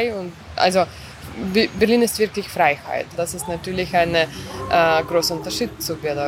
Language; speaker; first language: German; non-native, fluent; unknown